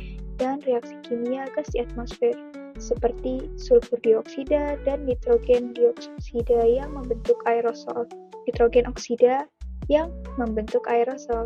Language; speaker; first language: Indonesian; native; Indonesian